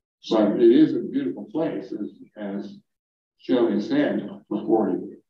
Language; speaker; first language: English; native; English